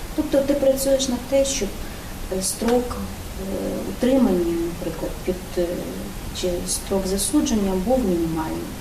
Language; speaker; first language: Ukrainian; native; Ukrainian